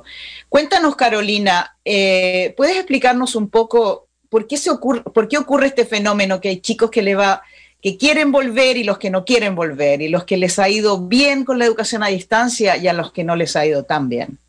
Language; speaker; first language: Spanish; native; Spanish